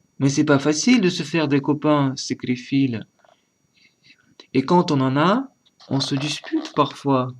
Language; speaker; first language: French; non-native, learner; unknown